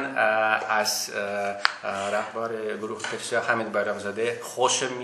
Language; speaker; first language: Persian; non-native, learner; Russian